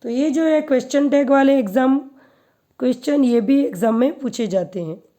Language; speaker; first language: Hindi; non-native, local second language; Gujarati